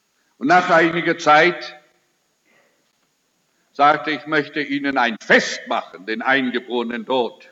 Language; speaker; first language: German; early bilingual, heritage; German